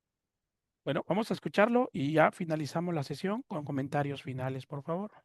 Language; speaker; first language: Spanish; native; Spanish